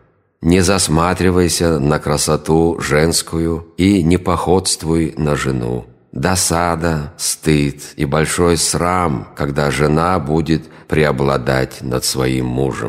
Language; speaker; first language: Russian; native; Russian